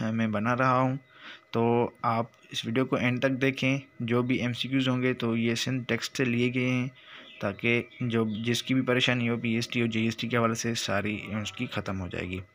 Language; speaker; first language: Urdu; non-native, local second language; Sindhi